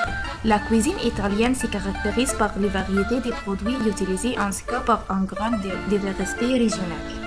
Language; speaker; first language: French; non-native, learner; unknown